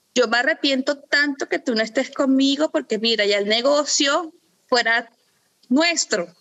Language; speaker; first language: Spanish; early bilingual, other home language; German